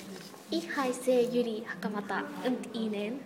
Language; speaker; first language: German; non-native, learner; Japanese